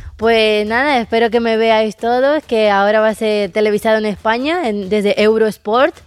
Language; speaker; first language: Spanish; native; Spanish